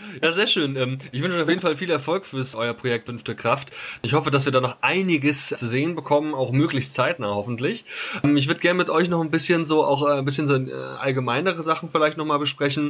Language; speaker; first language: German; native; German